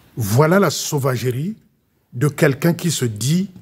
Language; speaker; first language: French; non-native, local second language; Lingala